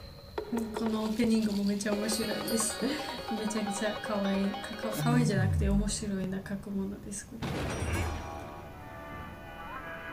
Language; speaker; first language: Japanese; non-native, learner; Georgian